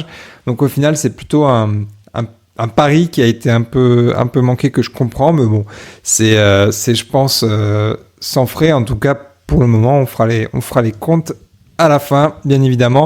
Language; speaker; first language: French; native; French